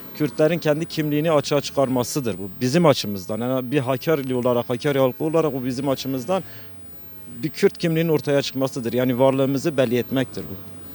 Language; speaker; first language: Turkish; non-native, local second language; Kurdish